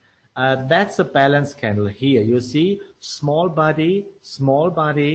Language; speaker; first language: English; non-native, fluent; German